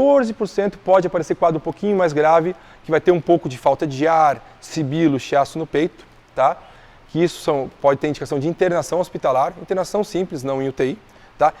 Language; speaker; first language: Portuguese; native; Portuguese